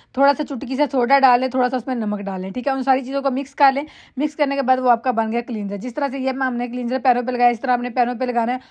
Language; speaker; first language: Urdu; non-native, local second language; Punjabi